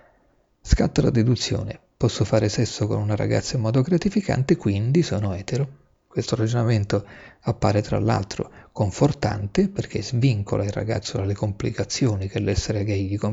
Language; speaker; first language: Italian; native; Italian